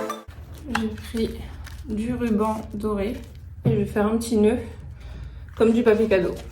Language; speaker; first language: French; native; French